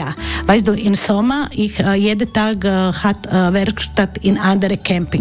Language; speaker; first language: German; non-native, learner; Croatian